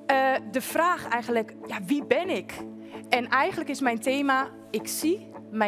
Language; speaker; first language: Dutch; native; Dutch